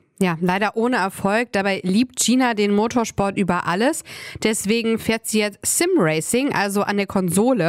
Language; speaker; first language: German; native; German